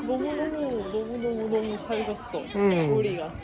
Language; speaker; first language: Korean; non-native, learner; Russian